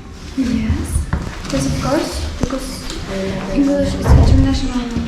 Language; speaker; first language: English; non-native, learner; Uzbek